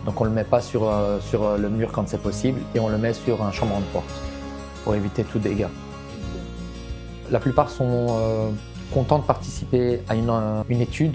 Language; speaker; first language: French; native; French